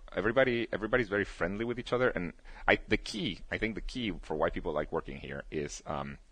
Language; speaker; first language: English; early bilingual, other home language; Spanish